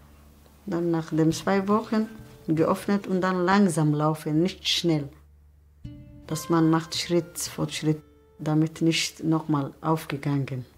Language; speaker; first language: German; non-native, learner; Somali